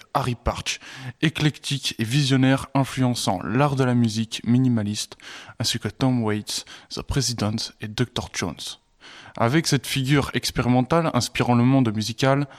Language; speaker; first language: French; native; French